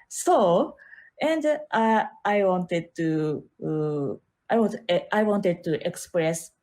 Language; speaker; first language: English; non-native, learner; Japanese